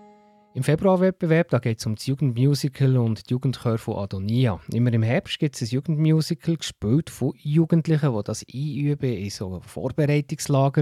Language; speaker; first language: German; native; German